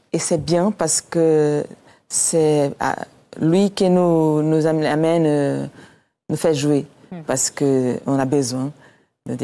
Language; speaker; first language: French; non-native, fluent; Portuguese